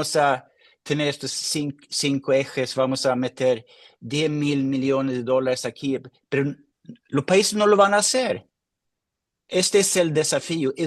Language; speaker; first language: Spanish; non-native, fluent; Swedish